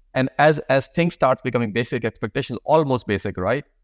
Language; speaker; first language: English; non-native, local second language; Hindi